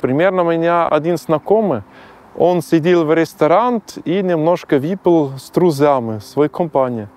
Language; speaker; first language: Russian; non-native, learner; German